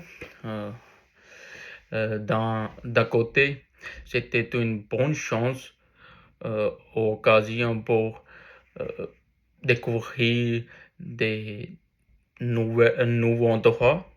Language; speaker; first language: French; non-native, learner; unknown